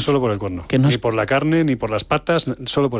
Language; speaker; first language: Spanish; native; Spanish